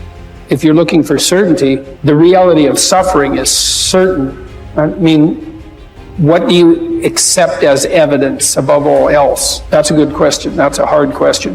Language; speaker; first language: English; native; English